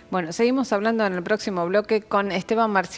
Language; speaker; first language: Spanish; native; Spanish